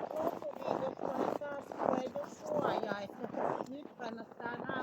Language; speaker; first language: Finnish; native; Finnish